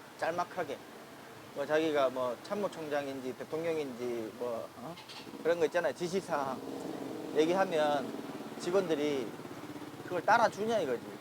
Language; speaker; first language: Korean; native; Korean